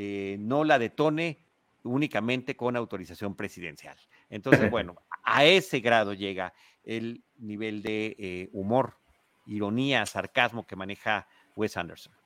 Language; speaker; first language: Spanish; native; Spanish